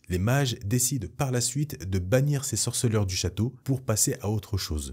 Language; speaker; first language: French; native; French